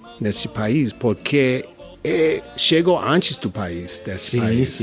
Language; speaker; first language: Portuguese; non-native, learner; English